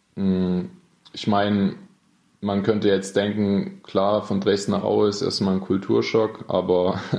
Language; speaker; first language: German; native; German